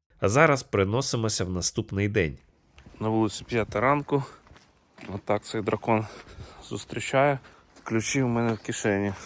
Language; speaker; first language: Ukrainian; non-native, local second language; Russian